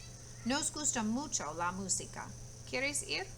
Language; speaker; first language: Spanish; non-native, fluent; English